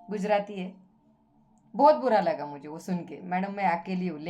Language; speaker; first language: Hindi; non-native, local second language; Marathi